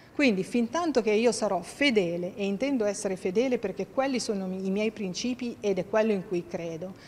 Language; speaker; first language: Italian; native; Italian